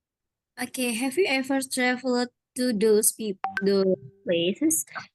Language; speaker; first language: English; non-native, learner; Indonesian